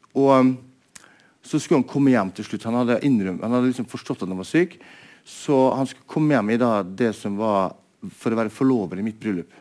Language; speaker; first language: Norwegian; native; Norwegian